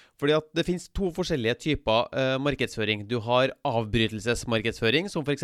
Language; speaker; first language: Norwegian; native; Norwegian